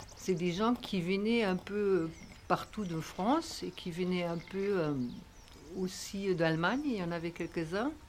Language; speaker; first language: French; non-native, fluent; German